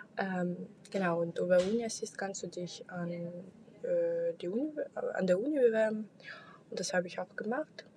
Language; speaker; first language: German; non-native, fluent; Russian